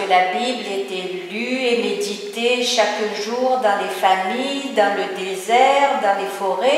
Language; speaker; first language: French; native; French